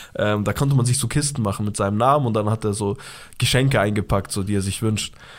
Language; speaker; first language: German; early bilingual, other home language; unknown